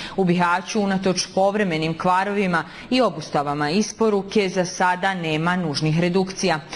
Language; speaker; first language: Bosnian; native; Bosnian